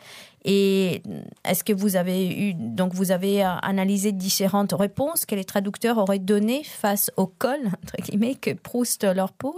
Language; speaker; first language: French; non-native, fluent; Italian